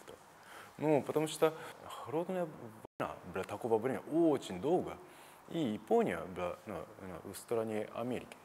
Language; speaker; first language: Russian; non-native, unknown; Japanese